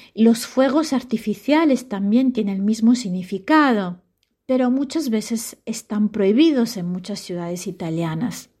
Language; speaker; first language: Spanish; non-native, fluent; Italian